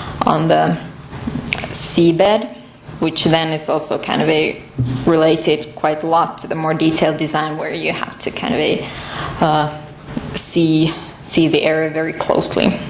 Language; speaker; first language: English; non-native, fluent; Finnish